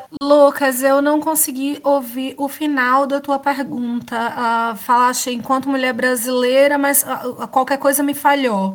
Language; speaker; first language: Portuguese; native; Portuguese